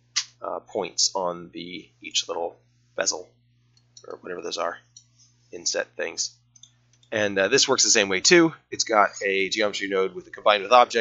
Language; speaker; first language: English; native; English